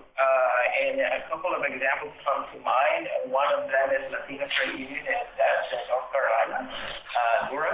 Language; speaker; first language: English; non-native, fluent; Spanish